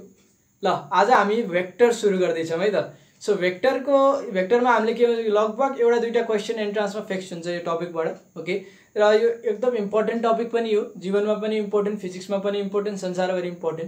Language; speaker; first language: Nepali; native; Nepali